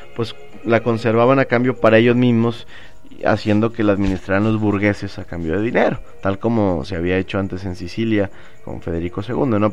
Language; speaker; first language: Spanish; native; Spanish